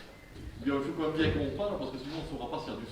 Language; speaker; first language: French; native; French